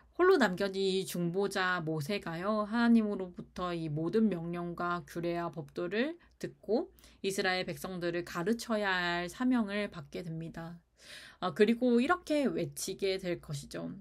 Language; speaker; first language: Korean; native; Korean